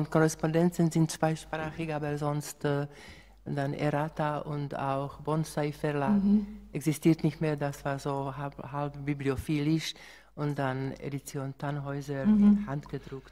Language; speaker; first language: German; non-native, fluent; Slovak